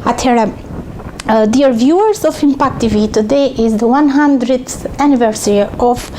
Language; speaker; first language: English; non-native, fluent; Albanian